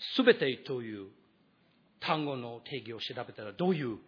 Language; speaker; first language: Japanese; non-native, fluent; English